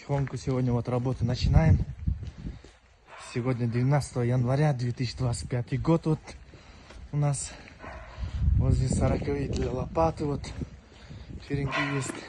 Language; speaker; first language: Russian; non-native, local second language; Kazakh